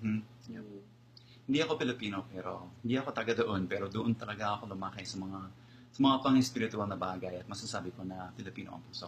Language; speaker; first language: Filipino; non-native, learner; English